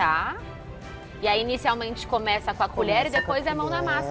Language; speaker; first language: Portuguese; native; Portuguese